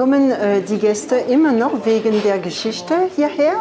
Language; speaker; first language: German; non-native, fluent; French